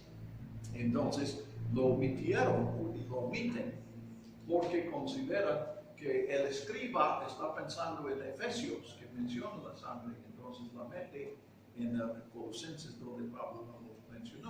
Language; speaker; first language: Spanish; non-native, fluent; English